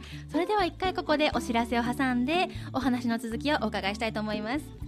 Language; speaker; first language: Japanese; native; Japanese